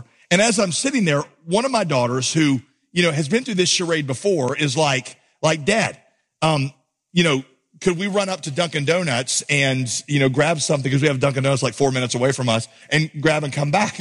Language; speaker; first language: English; native; English